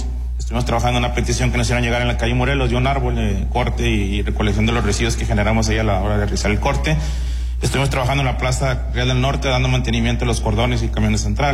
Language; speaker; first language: Spanish; native; Spanish